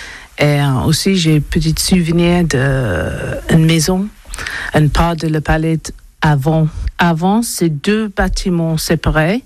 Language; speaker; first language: French; non-native, learner; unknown